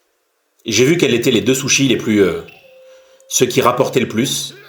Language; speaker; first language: French; native; French